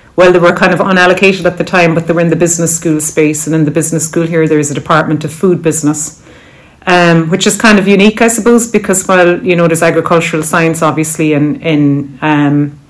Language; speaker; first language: English; native; English